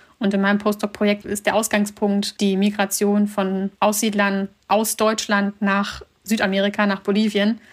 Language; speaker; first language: German; early bilingual, other home language; Russian